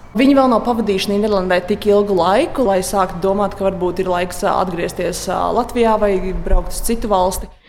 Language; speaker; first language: Latvian; native; Latvian